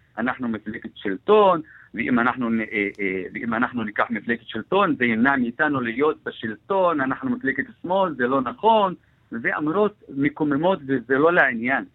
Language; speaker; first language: Hebrew; non-native, local second language; Arabic